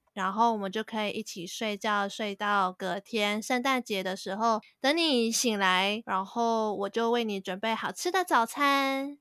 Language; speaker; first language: Chinese; native; Chinese